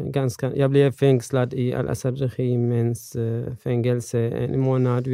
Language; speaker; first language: Swedish; non-native, fluent; Arabic